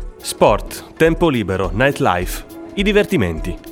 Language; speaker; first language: Italian; native; Italian